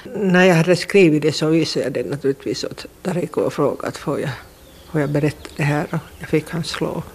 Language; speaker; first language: Swedish; non-native, local second language; Finnish